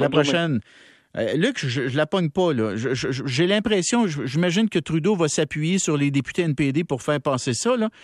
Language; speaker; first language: French; native; French